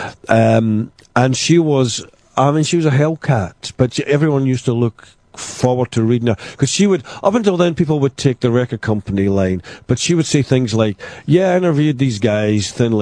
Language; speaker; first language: English; native; English